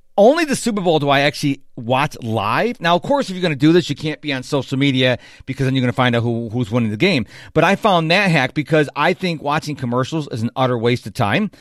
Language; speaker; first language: English; native; English